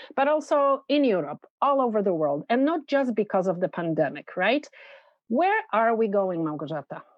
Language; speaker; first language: English; non-native, fluent; Polish